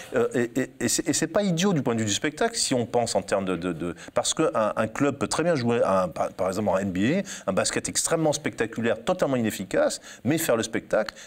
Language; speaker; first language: French; native; French